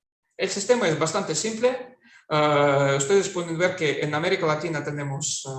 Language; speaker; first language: Spanish; non-native, fluent; Russian